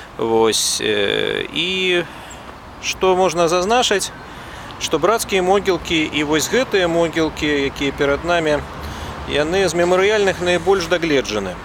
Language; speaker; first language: Belarusian; non-native, local second language; Russian